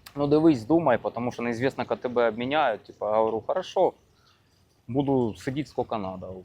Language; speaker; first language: Ukrainian; native; Ukrainian